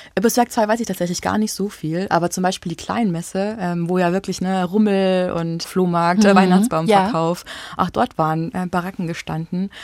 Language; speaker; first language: German; native; German